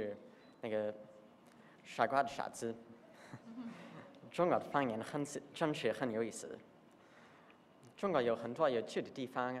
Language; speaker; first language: Chinese; non-native, learner; English